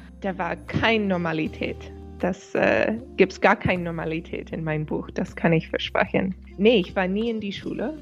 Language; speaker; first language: German; non-native, fluent; English